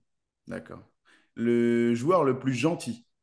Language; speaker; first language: French; native; French